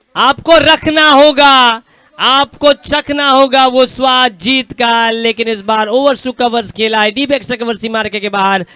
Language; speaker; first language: Hindi; non-native, local second language; Marathi